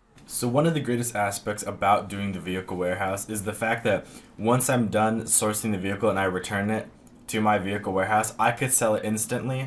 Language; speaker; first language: English; native; English